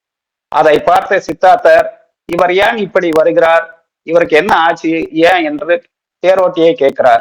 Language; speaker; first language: Tamil; native; Tamil